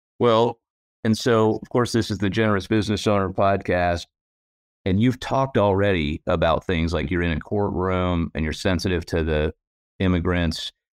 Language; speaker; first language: English; native; English